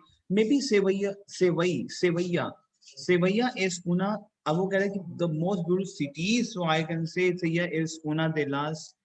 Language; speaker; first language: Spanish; non-native, fluent; Hindi